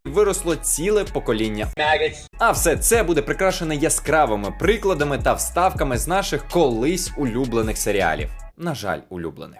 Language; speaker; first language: Ukrainian; native; Ukrainian